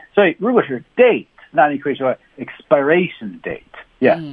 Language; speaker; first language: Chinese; non-native, learner; English